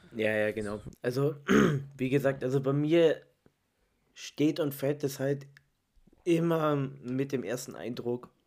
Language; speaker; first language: German; early bilingual, other home language; Italian